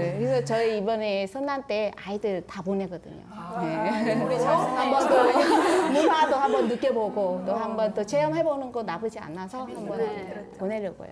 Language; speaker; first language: Korean; non-native, fluent; Vietnamese